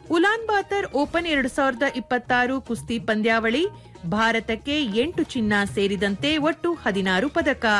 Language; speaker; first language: Kannada; native; Kannada